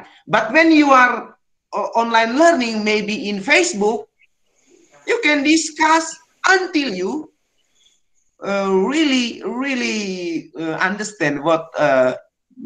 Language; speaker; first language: English; non-native, learner; Indonesian